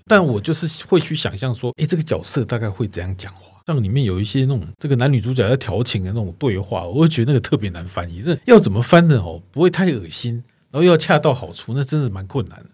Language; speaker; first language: Chinese; native; Chinese